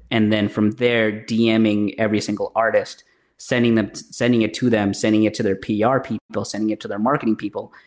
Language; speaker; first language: English; early bilingual, other home language; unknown